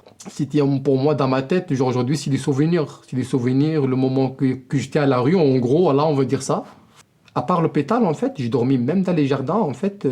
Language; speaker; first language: French; non-native, local second language; Arabic